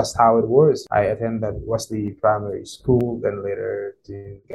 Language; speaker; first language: English; non-native, local second language; Krio